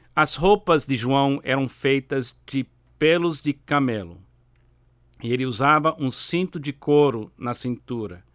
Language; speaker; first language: Portuguese; non-native, fluent; English